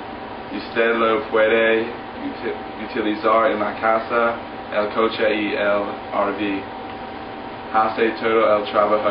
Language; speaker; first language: Spanish; non-native, learner; English